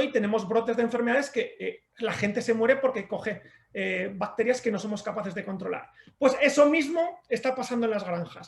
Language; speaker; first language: Spanish; native; Spanish